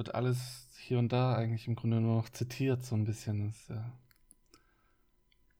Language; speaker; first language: German; native; German